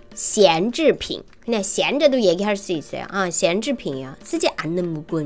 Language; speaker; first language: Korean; non-native, fluent; Chinese